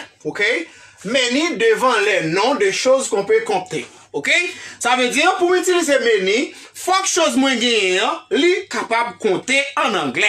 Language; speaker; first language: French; non-native, local second language; Haitian Creole